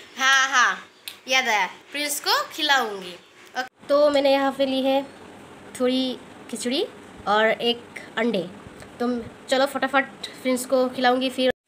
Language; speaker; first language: Hindi; non-native, local second language; Bangla